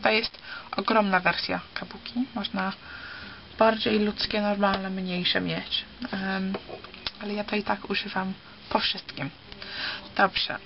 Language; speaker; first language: Polish; early bilingual, heritage; Polish